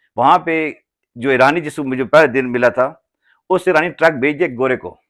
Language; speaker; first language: Urdu; non-native, local second language; Punjabi